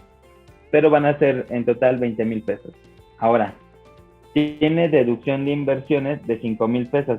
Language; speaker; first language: Spanish; native; Spanish